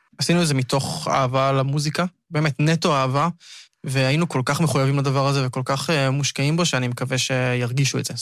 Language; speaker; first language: Hebrew; native; Hebrew